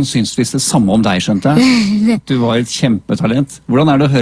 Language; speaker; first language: Norwegian; native; Norwegian